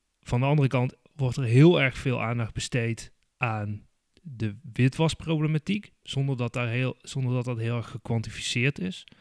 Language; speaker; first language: Dutch; native; Dutch